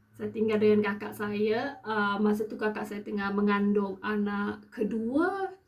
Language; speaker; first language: Malay; non-native, local second language; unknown